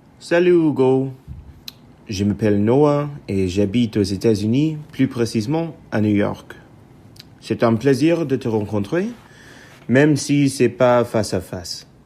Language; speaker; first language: French; non-native, learner; English